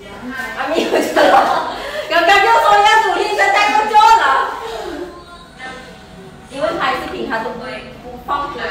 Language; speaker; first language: Chinese; non-native, learner; Lao